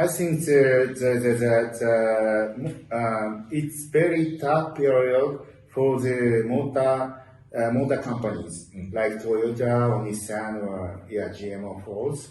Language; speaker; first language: English; non-native, learner; Japanese